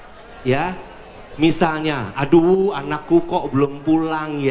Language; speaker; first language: Indonesian; native; Indonesian